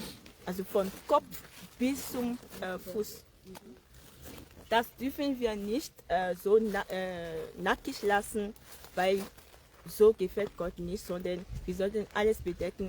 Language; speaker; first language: German; non-native, fluent; Yoruba